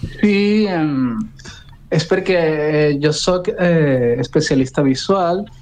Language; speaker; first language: Catalan; non-native, learner; Spanish